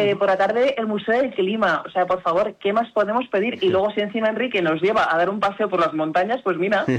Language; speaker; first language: Spanish; early bilingual, heritage; Spanish